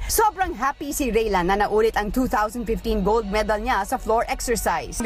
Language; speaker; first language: Filipino; native; Filipino